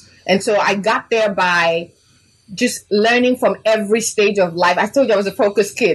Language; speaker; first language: English; non-native, local second language; Yoruba